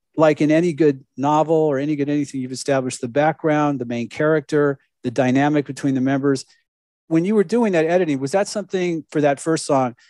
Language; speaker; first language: English; native; English